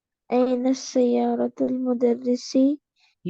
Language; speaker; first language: Arabic; non-native, learner; Urdu